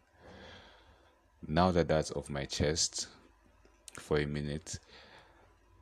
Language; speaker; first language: English; non-native, local second language; Yoruba